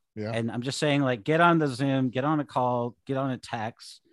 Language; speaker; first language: English; native; English